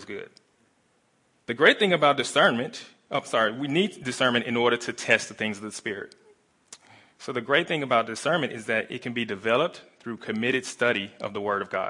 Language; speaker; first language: English; native; English